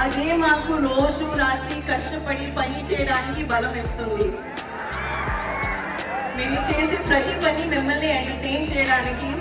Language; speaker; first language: Telugu; non-native, learner; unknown